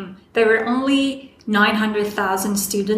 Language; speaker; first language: English; non-native, fluent; Persian